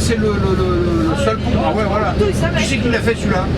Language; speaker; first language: French; native; French